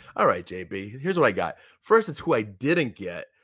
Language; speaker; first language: English; native; English